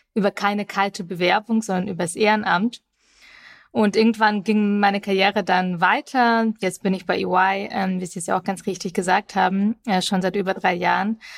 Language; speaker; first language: German; early bilingual, other home language; Russian